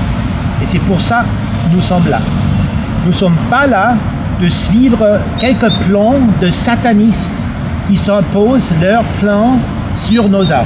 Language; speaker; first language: French; non-native, learner; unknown